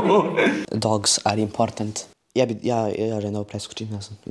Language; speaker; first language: Serbian; early bilingual, heritage; Serbian